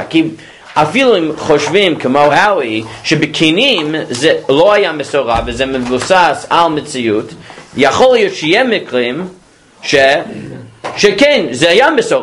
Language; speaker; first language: Hebrew; non-native, fluent; English